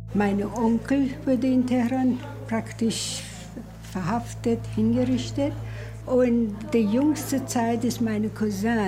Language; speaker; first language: German; early bilingual, other home language; Persian